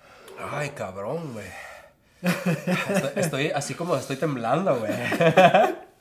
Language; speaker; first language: Spanish; native; Spanish